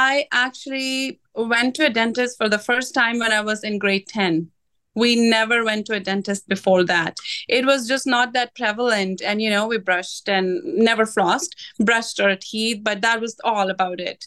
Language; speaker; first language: English; non-native, local second language; Punjabi